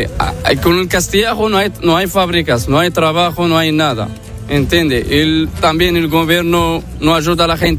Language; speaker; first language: Spanish; non-native, learner; Arabic